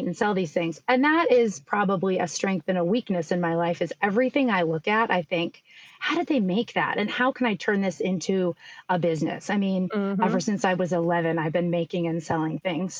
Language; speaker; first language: English; native; English